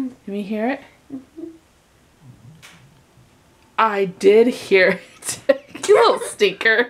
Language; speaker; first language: English; native; English